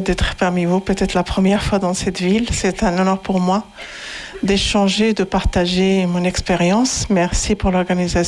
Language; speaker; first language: French; non-native, local second language; Arabic